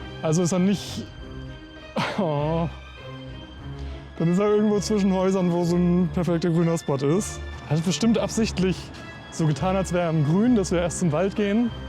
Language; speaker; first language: German; native; German